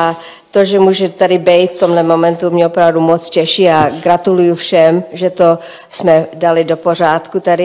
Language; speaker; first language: Czech; early bilingual, heritage; Czech